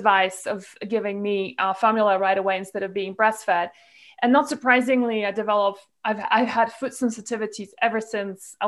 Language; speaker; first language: English; non-native, local second language; Polish